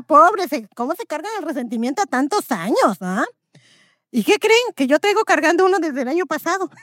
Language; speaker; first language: Spanish; native; Spanish